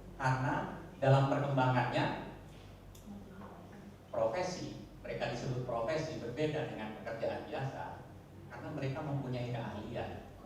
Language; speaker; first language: Indonesian; native; Indonesian